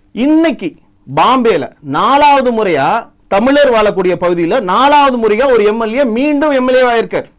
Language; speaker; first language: Tamil; non-native, local second language; Telugu